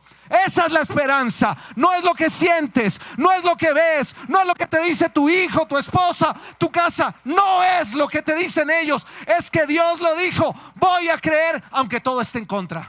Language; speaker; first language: Spanish; native; Spanish